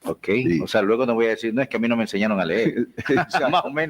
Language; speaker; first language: Spanish; native; Spanish